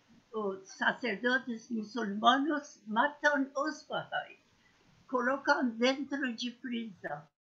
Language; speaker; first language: Portuguese; non-native, learner; Persian